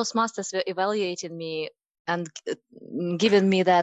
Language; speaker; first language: English; non-native, fluent; Russian